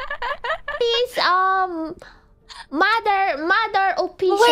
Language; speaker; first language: English; non-native, learner; Korean